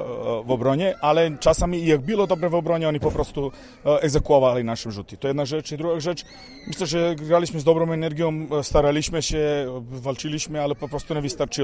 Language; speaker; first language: Polish; non-native, fluent; Serbian